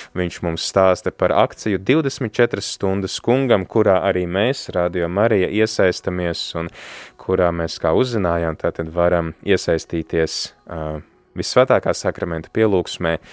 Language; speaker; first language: Latvian; native; Latvian